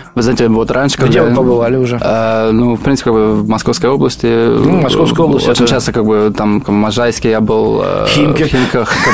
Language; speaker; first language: Russian; non-native, fluent; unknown